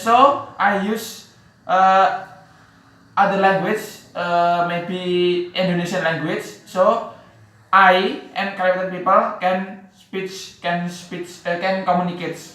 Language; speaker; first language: English; non-native, learner; Javanese